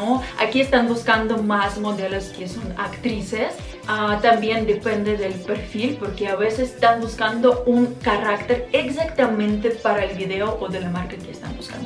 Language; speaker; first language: Spanish; non-native, fluent; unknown